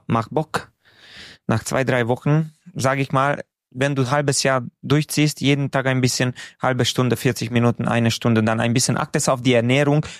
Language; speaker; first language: German; non-native, fluent; Hungarian